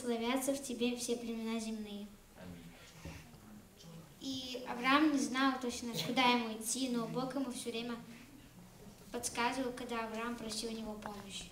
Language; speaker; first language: Russian; early bilingual, heritage; Russian